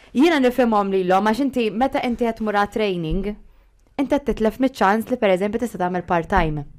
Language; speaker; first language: Maltese; native; Maltese